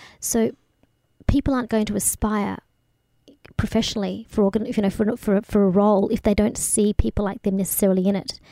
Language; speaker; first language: English; early bilingual, other home language; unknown